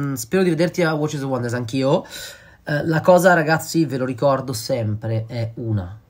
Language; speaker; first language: Italian; native; Italian